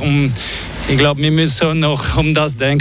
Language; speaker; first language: German; non-native, learner; French